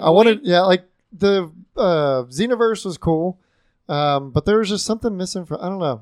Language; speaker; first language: English; native; English